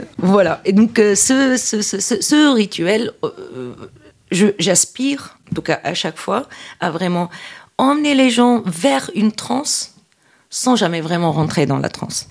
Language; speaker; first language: French; non-native, local second language; Arabic